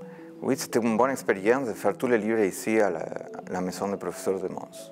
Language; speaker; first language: French; non-native, fluent; Spanish